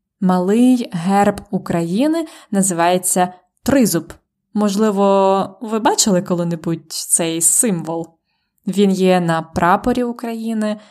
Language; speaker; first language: Ukrainian; native; Ukrainian